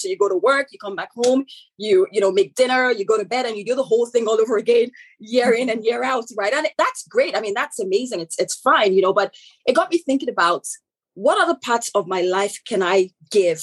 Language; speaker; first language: English; non-native, local second language; Yoruba